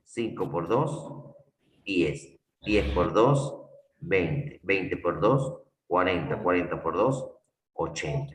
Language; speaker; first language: Spanish; native; Spanish